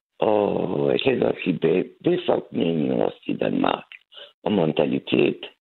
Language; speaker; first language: Danish; non-native, fluent; French